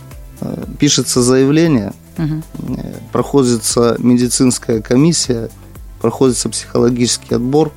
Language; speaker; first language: Russian; native; Russian